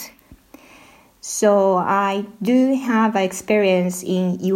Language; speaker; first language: English; non-native, learner; Japanese